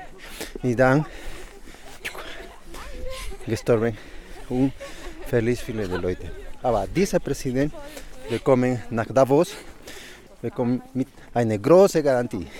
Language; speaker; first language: German; non-native, learner; Spanish